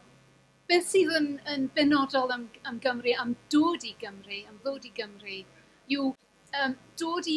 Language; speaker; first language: Welsh; non-native, fluent; English